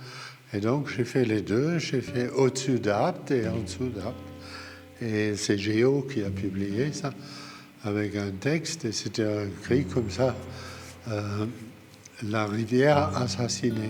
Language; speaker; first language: French; non-native, fluent; German